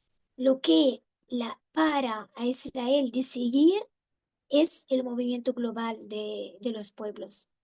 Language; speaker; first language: Spanish; non-native, fluent; Arabic